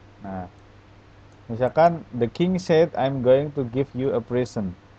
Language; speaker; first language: English; non-native, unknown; Indonesian